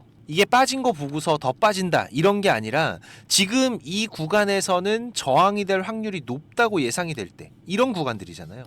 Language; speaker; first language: Korean; native; Korean